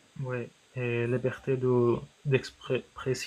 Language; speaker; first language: French; non-native, fluent; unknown